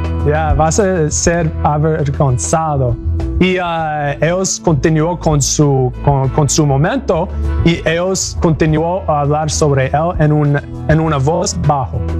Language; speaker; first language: Spanish; non-native, learner; English